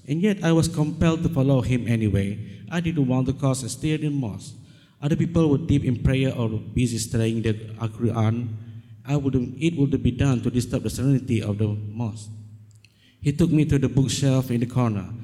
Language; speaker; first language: English; non-native, local second language; Malay